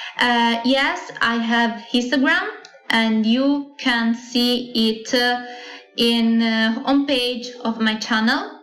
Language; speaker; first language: English; non-native, learner; Italian